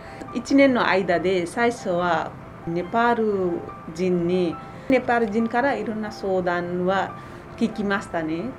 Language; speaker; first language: Japanese; non-native, fluent; Nepali